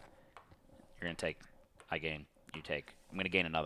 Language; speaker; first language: English; native; English